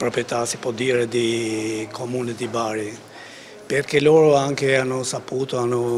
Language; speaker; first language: Italian; non-native, fluent; Albanian